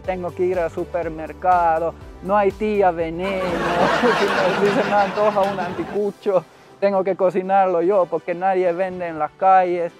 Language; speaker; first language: Spanish; non-native, fluent; Finnish